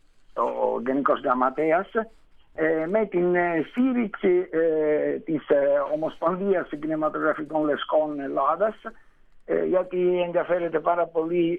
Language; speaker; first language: Greek; non-native, learner; Italian